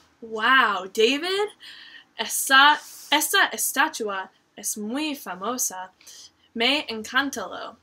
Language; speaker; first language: Spanish; non-native, learner; English